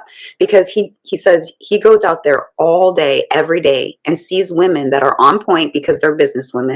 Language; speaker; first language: English; native; English